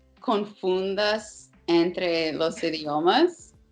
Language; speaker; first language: Spanish; non-native, fluent; English